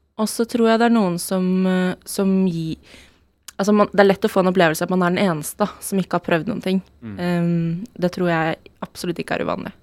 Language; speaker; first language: Norwegian; native; Norwegian